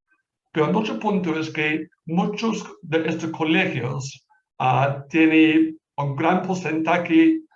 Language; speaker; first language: Spanish; non-native, fluent; English